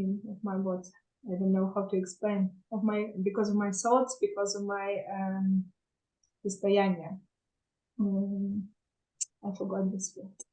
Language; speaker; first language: English; non-native, learner; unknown